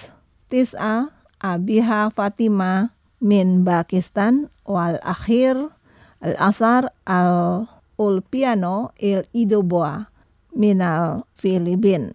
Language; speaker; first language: Arabic; non-native, learner; Indonesian